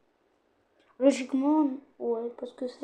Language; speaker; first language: French; native; French